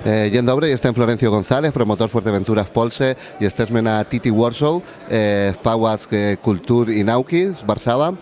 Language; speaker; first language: Polish; non-native, learner; Spanish